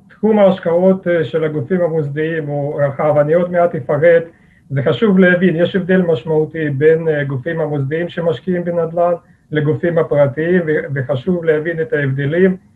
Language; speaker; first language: Hebrew; native; Hebrew